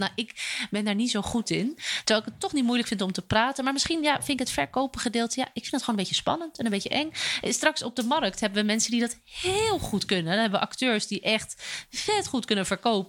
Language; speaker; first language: Dutch; native; Dutch